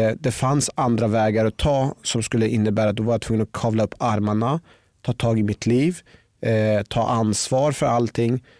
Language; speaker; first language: Swedish; early bilingual, other home language; Persian